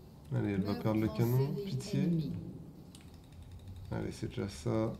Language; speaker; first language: French; native; French